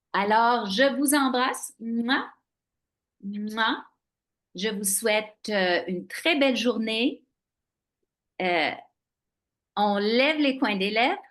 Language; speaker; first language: French; non-native, local second language; English